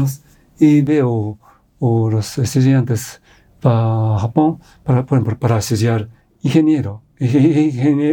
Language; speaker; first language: Spanish; non-native, fluent; Japanese